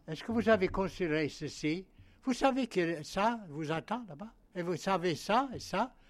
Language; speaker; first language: French; non-native, fluent; English